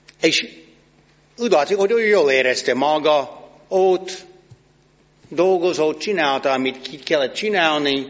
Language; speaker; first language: Hungarian; non-native, fluent; English